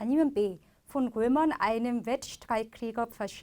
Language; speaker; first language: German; non-native, fluent; Korean